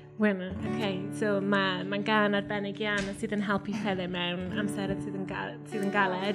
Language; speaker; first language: Welsh; native; Welsh